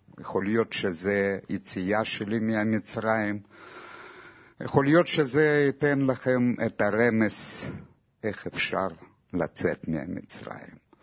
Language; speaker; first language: Hebrew; non-native, fluent; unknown